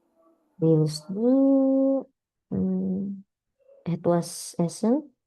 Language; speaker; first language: German; non-native, learner; Indonesian